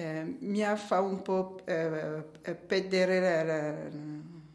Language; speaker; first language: Italian; non-native, learner; French